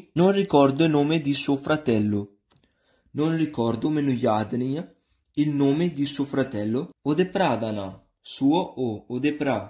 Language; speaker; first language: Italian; non-native, fluent; Punjabi